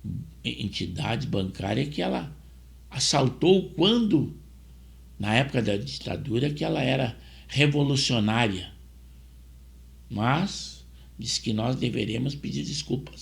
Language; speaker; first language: Portuguese; native; Portuguese